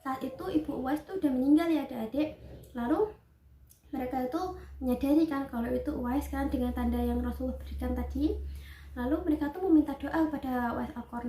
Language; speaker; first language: Indonesian; native; Indonesian